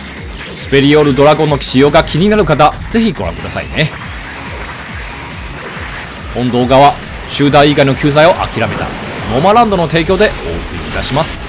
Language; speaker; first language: Japanese; non-native, fluent; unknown